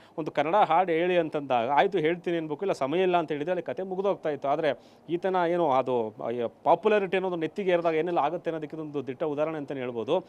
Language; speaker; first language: Kannada; native; Kannada